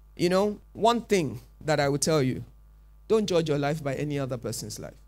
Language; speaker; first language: English; non-native, local second language; Yoruba